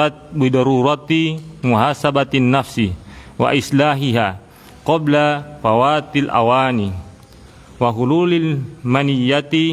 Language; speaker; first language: Arabic; non-native, fluent; Indonesian